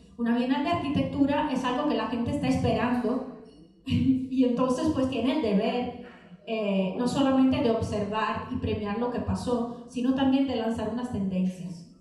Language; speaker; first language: Spanish; non-native, fluent; Italian